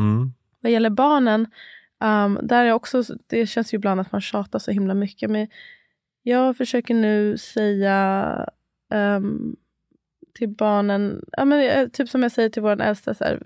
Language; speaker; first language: Swedish; native; Swedish